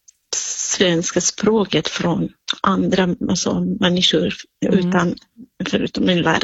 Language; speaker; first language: Swedish; non-native, fluent; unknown